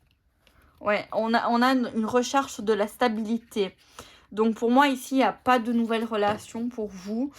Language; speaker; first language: French; native; French